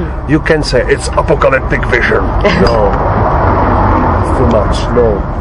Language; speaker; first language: English; non-native, fluent; Czech